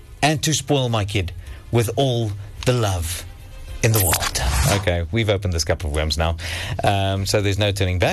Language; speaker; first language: English; non-native, local second language; Afrikaans